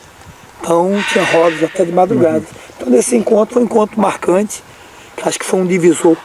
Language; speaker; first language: Portuguese; native; Portuguese